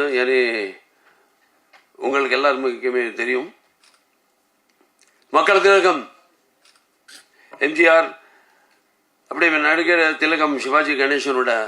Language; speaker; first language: Tamil; non-native, learner; Telugu